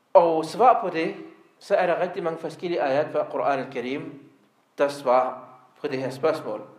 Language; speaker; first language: Danish; early bilingual, other home language; Arabic